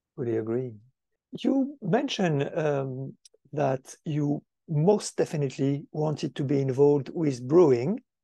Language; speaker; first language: English; non-native, fluent; French